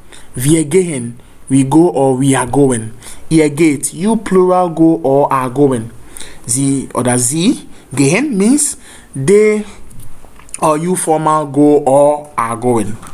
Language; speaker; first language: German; non-native, fluent; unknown